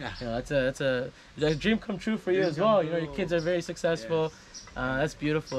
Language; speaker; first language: English; native; English